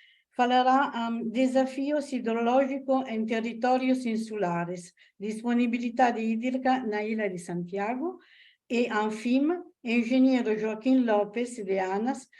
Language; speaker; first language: Portuguese; non-native, learner; Italian